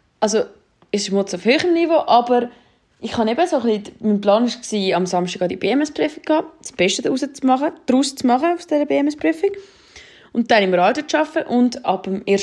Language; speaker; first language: German; native; German